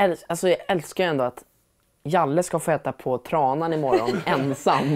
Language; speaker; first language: Swedish; native; Swedish